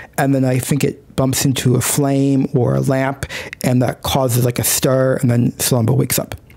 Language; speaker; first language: English; native; English